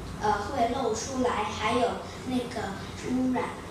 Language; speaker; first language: Chinese; non-native, local second language; Cantonese